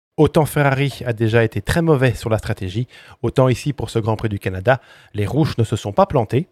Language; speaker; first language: French; native; French